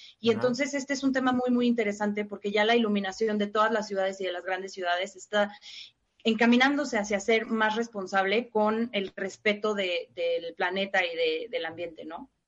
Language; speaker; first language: Spanish; native; Spanish